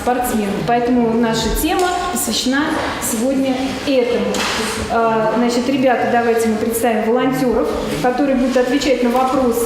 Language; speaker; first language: Russian; native; Russian